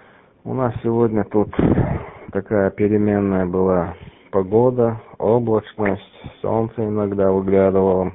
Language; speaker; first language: Russian; native; Russian